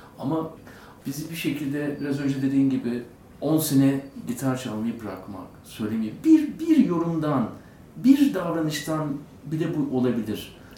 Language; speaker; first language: Turkish; native; Turkish